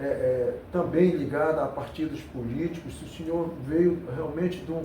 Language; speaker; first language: Portuguese; native; Portuguese